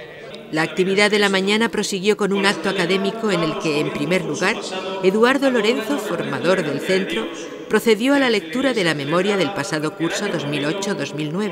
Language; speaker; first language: Spanish; native; Spanish